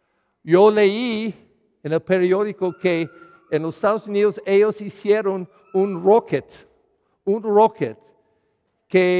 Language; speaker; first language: Spanish; non-native, learner; English